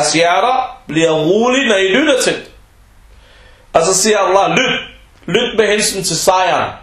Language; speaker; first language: Danish; early bilingual, other home language; Arabic